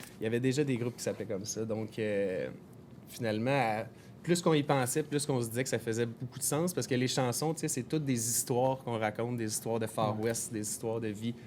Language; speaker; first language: French; native; French